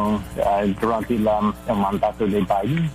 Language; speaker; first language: Spanish; non-native, learner; English